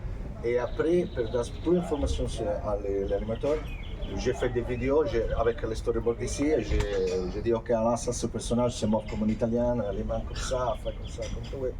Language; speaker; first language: French; non-native, fluent; Italian